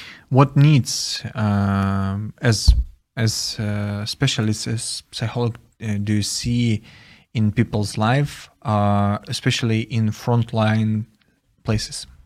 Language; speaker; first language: English; non-native, fluent; Ukrainian